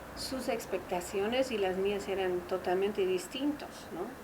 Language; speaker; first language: Spanish; non-native, fluent; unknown